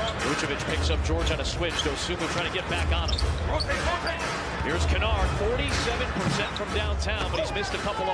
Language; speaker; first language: English; native; English